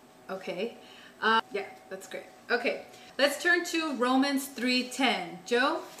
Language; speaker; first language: English; native; English